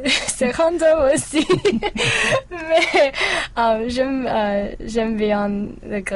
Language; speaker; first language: French; non-native, learner; English